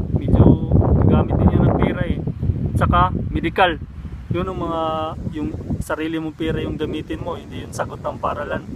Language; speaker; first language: Filipino; non-native, local second language; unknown